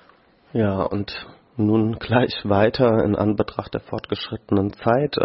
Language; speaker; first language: German; native; German